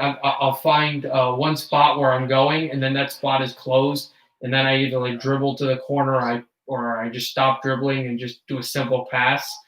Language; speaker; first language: English; native; English